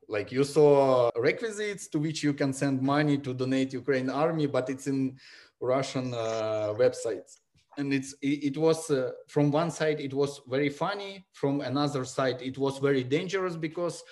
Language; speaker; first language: English; non-native, learner; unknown